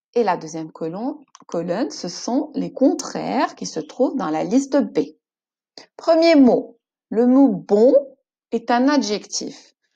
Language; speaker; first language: French; non-native, local second language; Arabic